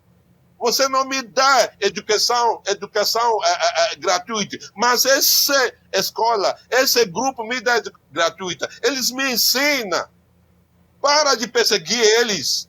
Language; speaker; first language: Portuguese; non-native, learner; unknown